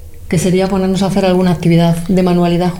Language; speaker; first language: Spanish; native; Spanish